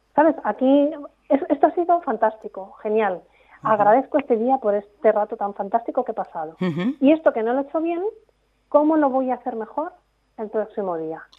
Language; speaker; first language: Spanish; native; Spanish